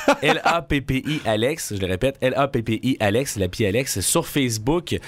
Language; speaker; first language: French; native; French